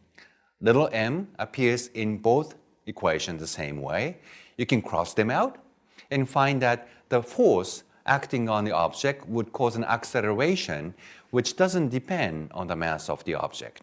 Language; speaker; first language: English; non-native, fluent; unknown